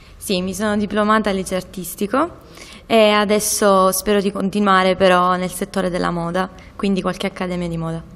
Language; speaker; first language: Italian; native; Italian